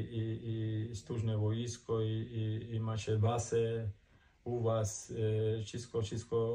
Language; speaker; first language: Polish; non-native, learner; Spanish